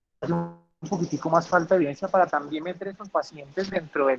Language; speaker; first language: Spanish; native; Spanish